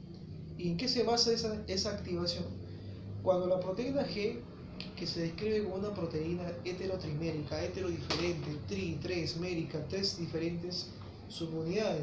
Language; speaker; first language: Spanish; native; Spanish